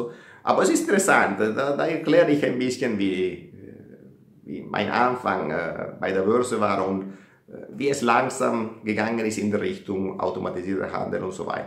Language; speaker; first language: German; non-native, fluent; Italian